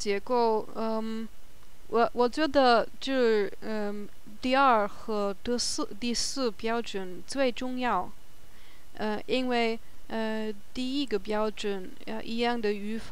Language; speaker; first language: Chinese; non-native, learner; German